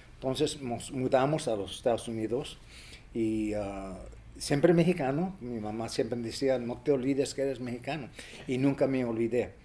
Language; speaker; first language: Spanish; early bilingual, other home language; English